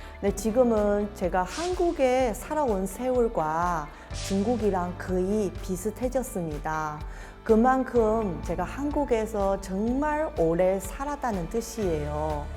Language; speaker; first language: Korean; non-native, fluent; Chinese